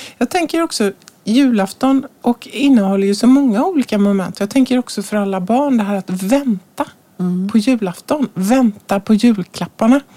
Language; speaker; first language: Swedish; native; Swedish